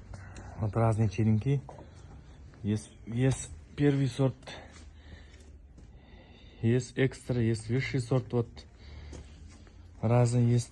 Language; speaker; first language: Russian; non-native, local second language; Kazakh